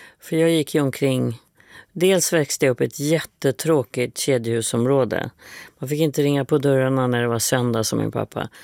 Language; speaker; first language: Swedish; native; Swedish